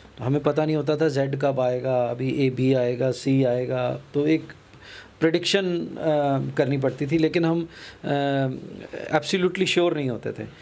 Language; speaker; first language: Hindi; non-native, local second language; Punjabi